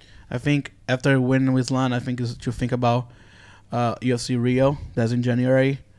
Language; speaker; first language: English; non-native, fluent; Portuguese